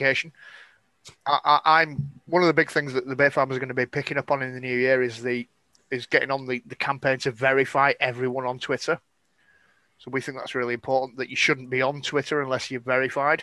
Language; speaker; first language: English; native; English